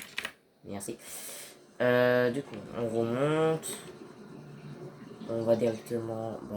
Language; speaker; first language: French; native; French